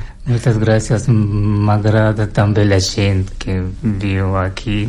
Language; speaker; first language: Catalan; non-native, learner; Russian